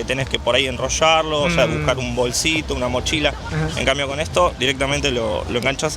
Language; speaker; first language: Spanish; native; Spanish